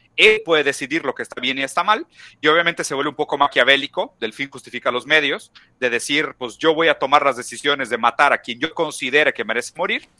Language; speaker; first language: Spanish; non-native, fluent; Portuguese